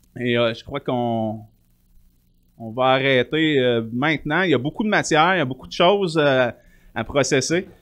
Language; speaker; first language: French; native; French